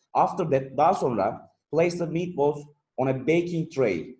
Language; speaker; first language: English; non-native, fluent; Turkish